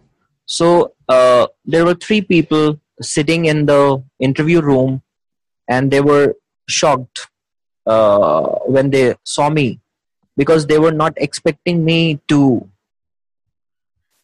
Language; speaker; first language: English; non-native, local second language; Hindi